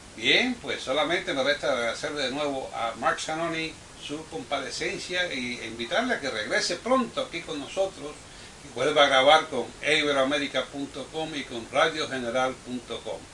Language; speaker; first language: Spanish; native; Spanish